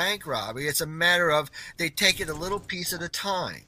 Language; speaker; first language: English; native; English